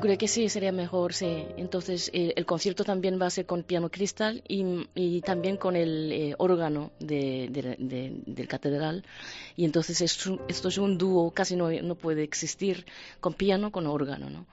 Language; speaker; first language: Spanish; non-native, fluent; Japanese